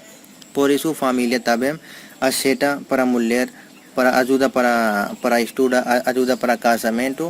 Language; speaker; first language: Portuguese; non-native, learner; Hindi